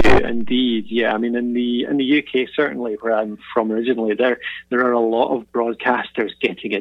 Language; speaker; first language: English; native; English